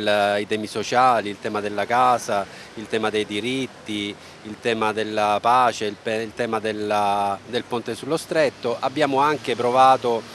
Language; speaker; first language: Italian; native; Italian